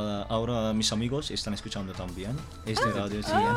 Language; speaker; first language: Spanish; non-native, learner; Turkish